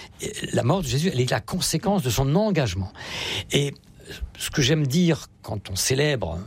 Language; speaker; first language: French; native; French